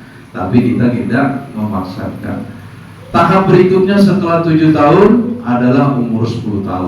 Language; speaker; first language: Indonesian; native; Indonesian